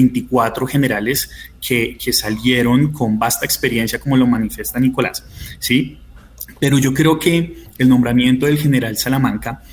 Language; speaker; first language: Spanish; native; Spanish